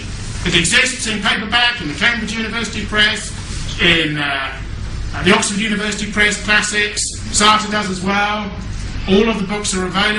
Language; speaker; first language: English; native; English